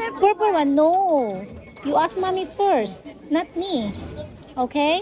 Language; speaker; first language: English; non-native, local second language; Filipino